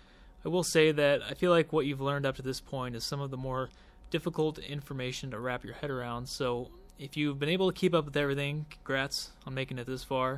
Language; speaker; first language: English; native; English